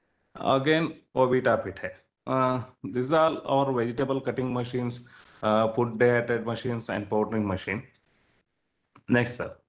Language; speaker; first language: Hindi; non-native, local second language; Kannada